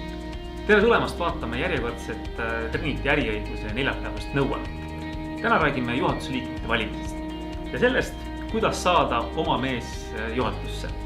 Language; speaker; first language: Estonian; native; Estonian